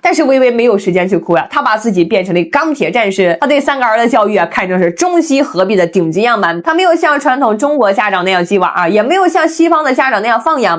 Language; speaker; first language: Chinese; native; Chinese